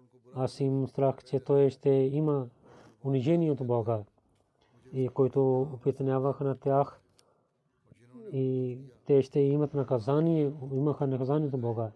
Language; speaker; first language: Bulgarian; non-native, learner; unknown